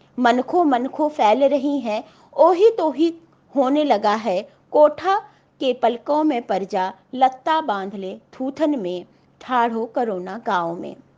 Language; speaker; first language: Hindi; native; Hindi